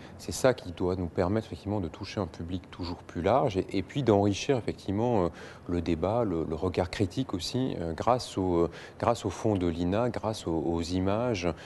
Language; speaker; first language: French; native; French